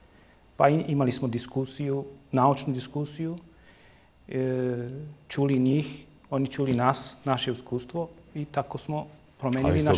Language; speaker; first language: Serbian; non-native, local second language; Turkish